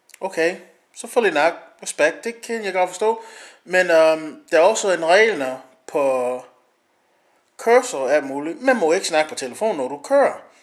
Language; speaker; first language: Danish; non-native, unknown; English